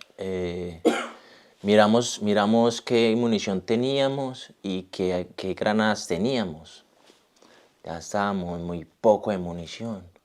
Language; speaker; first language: Spanish; native; Spanish